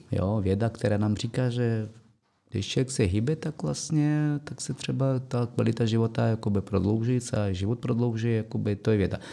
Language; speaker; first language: Czech; non-native, fluent; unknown